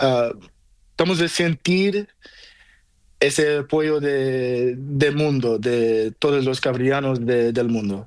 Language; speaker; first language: Spanish; non-native, learner; Portuguese